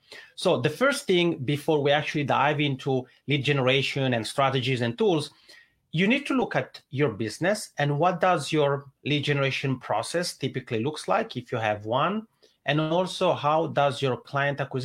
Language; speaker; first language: English; non-native, fluent; Italian